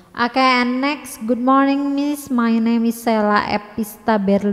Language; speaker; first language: English; non-native, learner; Indonesian